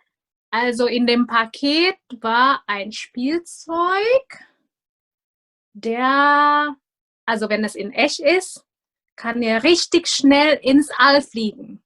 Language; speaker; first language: German; non-native, fluent; Indonesian